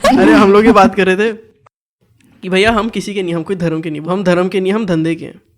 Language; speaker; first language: Hindi; early bilingual, heritage; Hindi